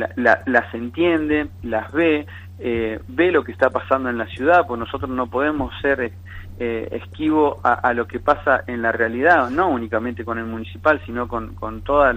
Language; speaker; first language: Spanish; native; Spanish